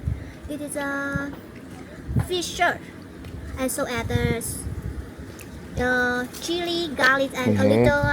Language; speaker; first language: English; non-native, learner; Vietnamese